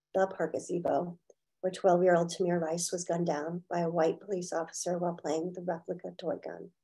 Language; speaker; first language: English; native; English